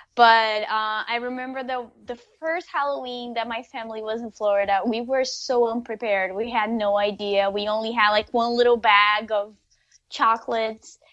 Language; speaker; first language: English; non-native, fluent; Portuguese